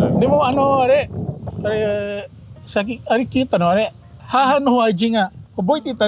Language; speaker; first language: Japanese; non-native, learner; Pampanga